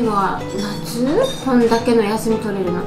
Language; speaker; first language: Japanese; native; Japanese